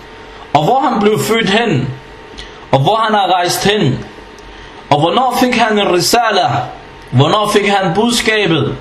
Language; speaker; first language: Danish; non-native, fluent; Arabic